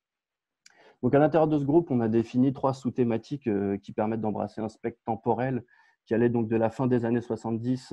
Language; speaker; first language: French; native; French